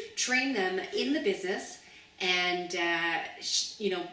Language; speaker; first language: English; native; English